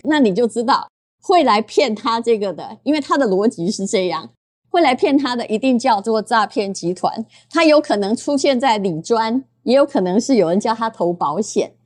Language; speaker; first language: Chinese; native; Chinese